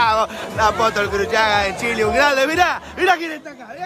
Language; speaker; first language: Spanish; native; Spanish